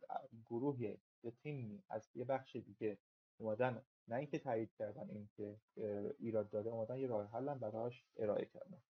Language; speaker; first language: Persian; native; Persian